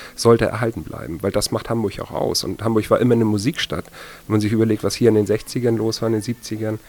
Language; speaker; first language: German; native; German